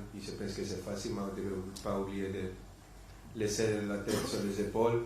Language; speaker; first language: French; non-native, fluent; Spanish